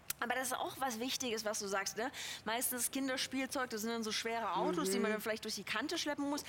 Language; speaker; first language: German; native; German